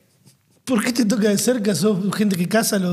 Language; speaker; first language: Spanish; native; Spanish